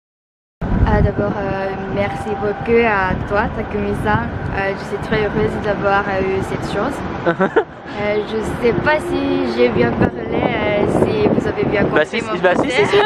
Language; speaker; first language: French; non-native, fluent; Japanese